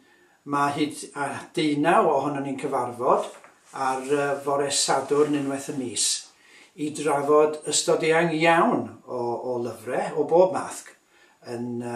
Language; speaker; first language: Welsh; native; Welsh